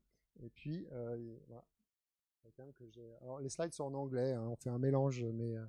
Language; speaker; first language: French; native; French